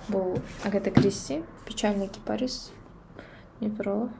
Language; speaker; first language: Russian; non-native, local second language; Kazakh